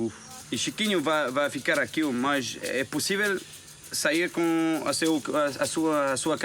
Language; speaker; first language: Portuguese; non-native, learner; French